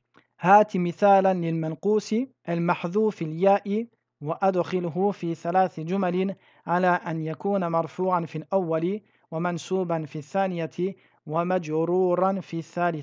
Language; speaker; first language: Arabic; non-native, fluent; French